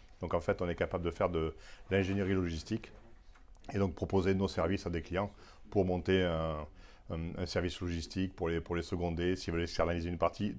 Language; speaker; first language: French; native; French